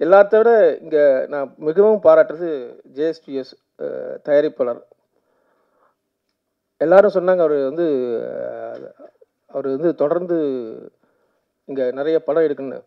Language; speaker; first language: Tamil; native; Tamil